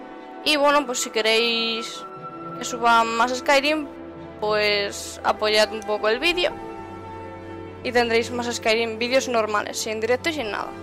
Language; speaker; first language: Spanish; native; Spanish